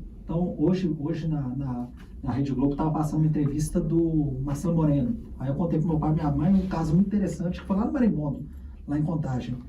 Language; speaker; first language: Portuguese; native; Portuguese